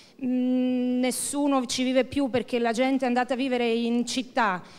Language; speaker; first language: Italian; non-native, fluent; Croatian